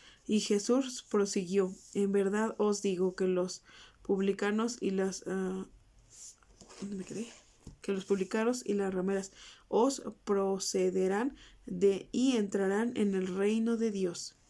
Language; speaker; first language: Spanish; native; Spanish